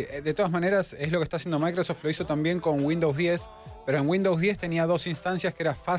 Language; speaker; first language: Spanish; native; Spanish